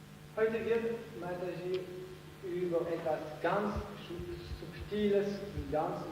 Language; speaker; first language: German; non-native, fluent; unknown